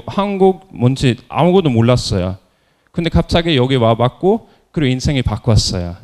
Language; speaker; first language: Korean; non-native, fluent; Norwegian